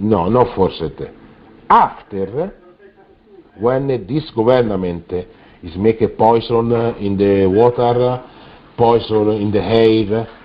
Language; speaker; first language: English; non-native, learner; Italian